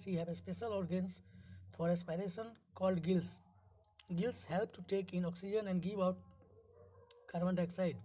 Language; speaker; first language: English; non-native, local second language; Hindi